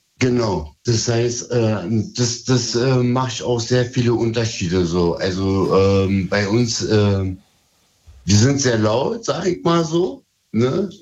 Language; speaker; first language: German; early bilingual, other home language; Turkish